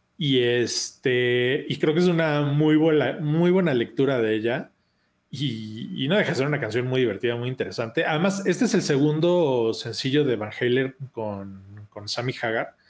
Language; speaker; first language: Spanish; native; Spanish